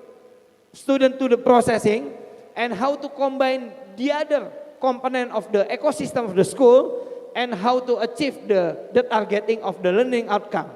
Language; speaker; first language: English; non-native, fluent; Indonesian